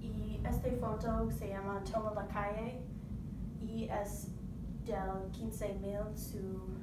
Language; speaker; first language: Spanish; non-native, learner; English